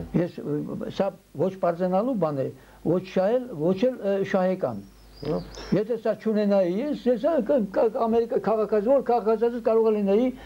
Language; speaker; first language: Armenian; early bilingual, heritage; Armenian